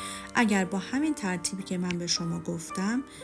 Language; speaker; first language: Persian; native; Persian